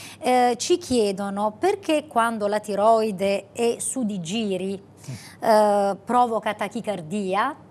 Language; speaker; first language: Italian; native; Italian